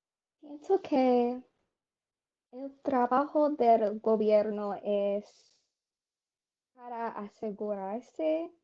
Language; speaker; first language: Spanish; non-native, learner; English